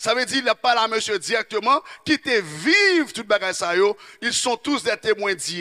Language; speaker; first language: French; non-native, local second language; Haitian Creole